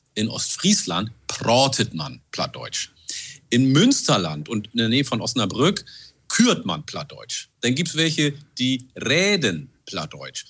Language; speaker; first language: German; non-native, fluent; Oromo